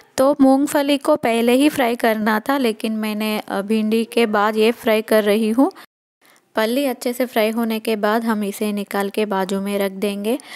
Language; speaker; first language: Hindi; non-native, local second language; Telugu